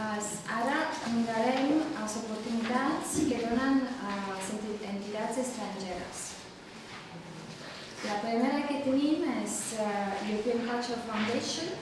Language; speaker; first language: Catalan; non-native, fluent; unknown